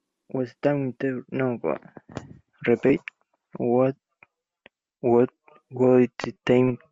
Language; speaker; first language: English; non-native, learner; Spanish